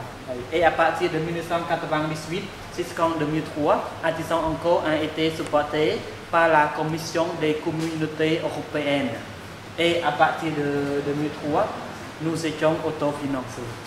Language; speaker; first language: French; non-native, fluent; Khmer